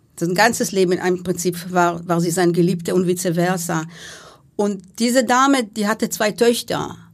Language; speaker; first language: German; non-native, fluent; Hebrew